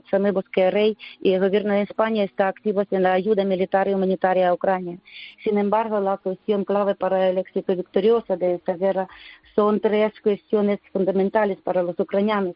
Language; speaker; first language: Spanish; non-native, learner; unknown